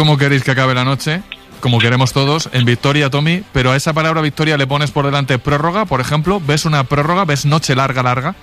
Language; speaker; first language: Spanish; native; Spanish